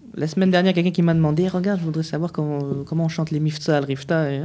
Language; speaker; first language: French; native; French